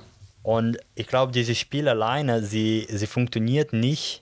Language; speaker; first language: German; non-native, fluent; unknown